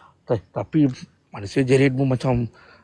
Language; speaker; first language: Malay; non-native, local second language; Tamil